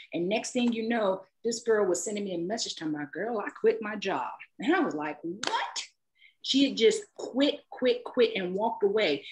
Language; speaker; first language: English; native; English